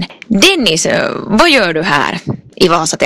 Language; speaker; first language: Swedish; non-native, fluent; Finnish